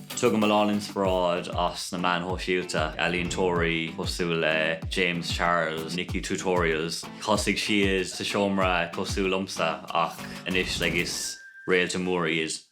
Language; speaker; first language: Irish; non-native, local second language; English